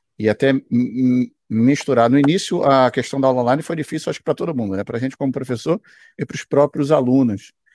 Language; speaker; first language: Portuguese; native; Portuguese